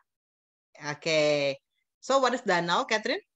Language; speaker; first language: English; non-native, fluent; Indonesian